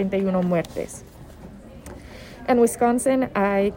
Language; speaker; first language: Spanish; non-native, learner; English